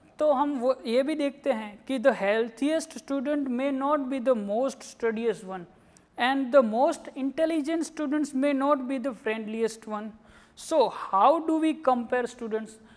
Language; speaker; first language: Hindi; non-native, local second language; Gujarati